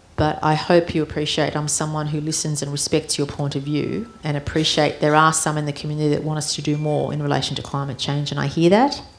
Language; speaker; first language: English; early bilingual, other home language; Armenian